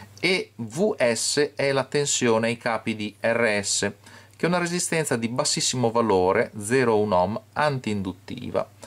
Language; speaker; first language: Italian; native; Italian